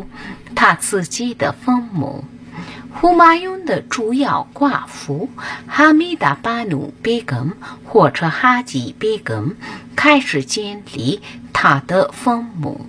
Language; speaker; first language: Chinese; non-native, fluent; Hindi